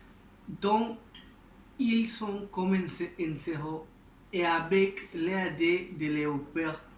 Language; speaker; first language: French; non-native, learner; Spanish